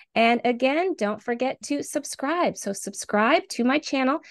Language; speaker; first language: English; native; English